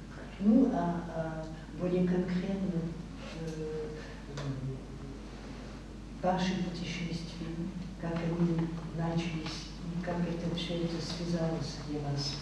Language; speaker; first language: Russian; non-native, fluent; French